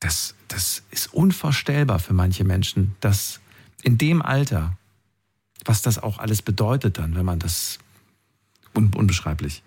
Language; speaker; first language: German; native; German